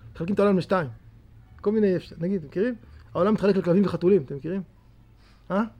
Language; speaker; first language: Hebrew; native; Hebrew